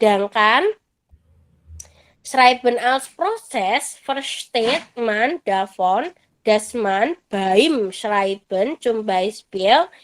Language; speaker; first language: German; non-native, fluent; Indonesian